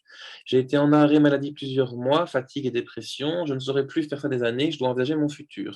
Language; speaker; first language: French; native; French